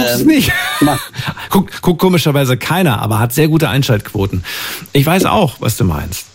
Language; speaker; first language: German; native; German